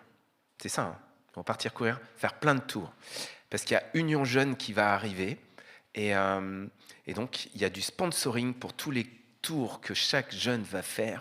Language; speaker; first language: French; native; French